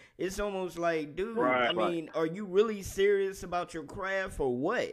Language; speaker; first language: English; native; English